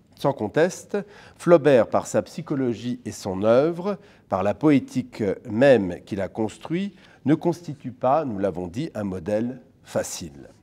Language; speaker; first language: French; native; French